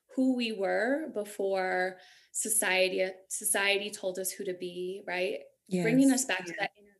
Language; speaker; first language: English; native; English